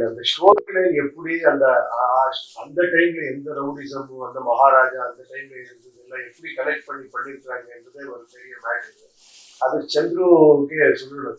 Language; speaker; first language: Tamil; non-native, learner; Kannada